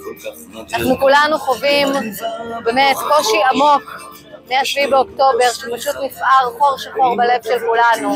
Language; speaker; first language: Hebrew; native; Hebrew